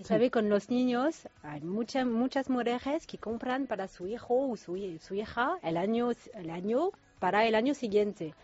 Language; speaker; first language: Spanish; non-native, learner; French